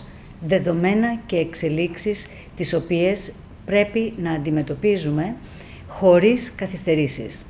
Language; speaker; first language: Greek; native; Greek